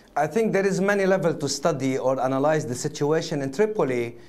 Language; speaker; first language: English; non-native, fluent; Arabic